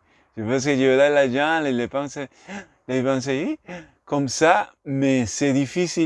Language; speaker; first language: French; non-native, learner; Spanish